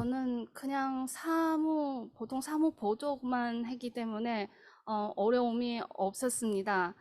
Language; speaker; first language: Korean; non-native, fluent; Chinese